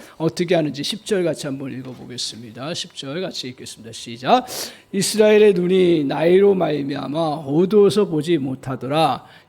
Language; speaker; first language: Korean; native; Korean